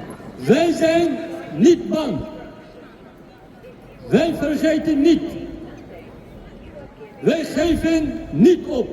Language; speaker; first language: Dutch; non-native, fluent; Uyghur